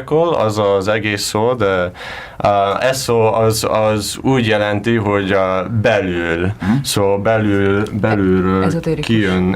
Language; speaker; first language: Hungarian; non-native, learner; English